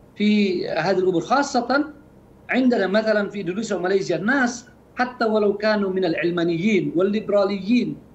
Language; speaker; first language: Arabic; non-native, fluent; Indonesian